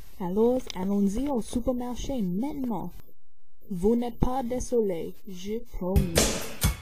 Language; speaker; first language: French; non-native, learner; English